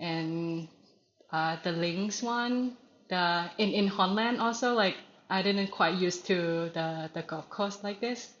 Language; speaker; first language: English; non-native, learner; Thai